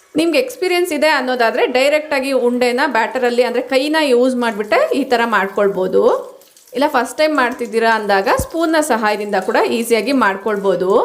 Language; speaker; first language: Kannada; non-native, local second language; Telugu